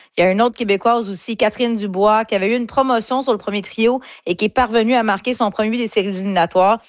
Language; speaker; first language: French; native; French